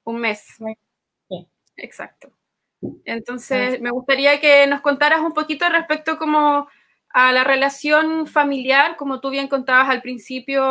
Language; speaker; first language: Spanish; native; Spanish